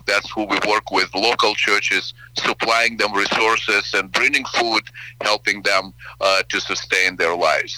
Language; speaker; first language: English; non-native, fluent; Ukrainian